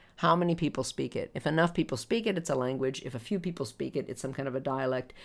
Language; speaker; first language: English; native; English